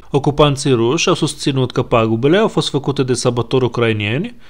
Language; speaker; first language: Romanian; non-native, fluent; Hebrew